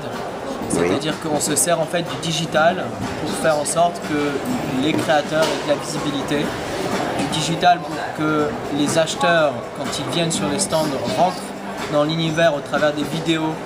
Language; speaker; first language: French; native; French